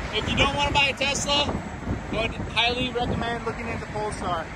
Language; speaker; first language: English; native; English